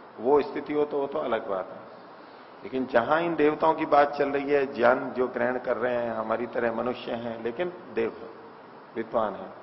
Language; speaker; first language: Hindi; native; Hindi